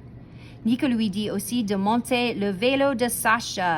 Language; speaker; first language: French; non-native, fluent; English